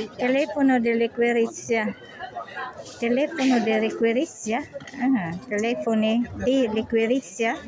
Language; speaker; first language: Italian; non-native, learner; Cebuano